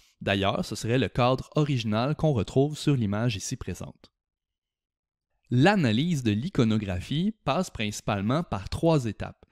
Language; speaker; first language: French; native; French